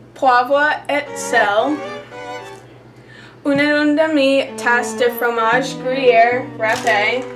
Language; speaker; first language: French; non-native, learner; English